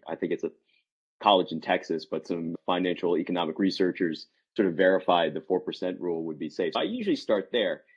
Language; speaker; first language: English; native; English